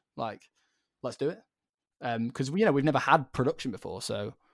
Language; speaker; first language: English; native; English